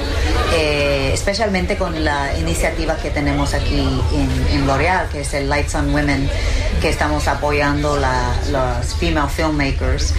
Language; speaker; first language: Spanish; early bilingual, heritage; English